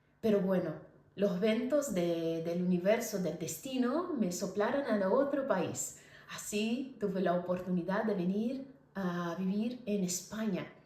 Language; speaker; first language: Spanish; non-native, fluent; Portuguese